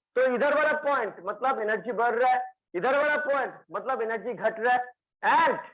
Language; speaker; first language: Hindi; non-native, local second language; Bangla